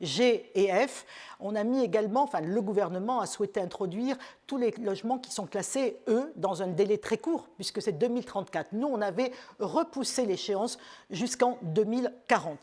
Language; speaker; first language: French; native; French